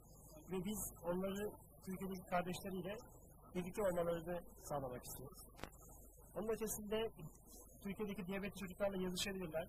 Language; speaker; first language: Turkish; native; Turkish